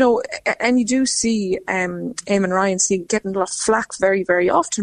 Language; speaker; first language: English; non-native, fluent; Lithuanian